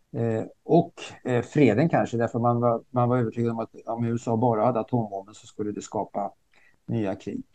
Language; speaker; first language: Swedish; early bilingual, other home language; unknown